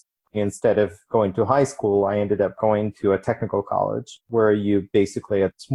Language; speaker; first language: English; non-native, fluent; Ukrainian